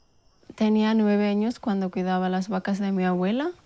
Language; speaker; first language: Spanish; non-native, local second language; Amharic